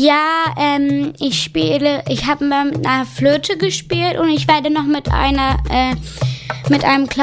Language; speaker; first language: German; early bilingual, other home language; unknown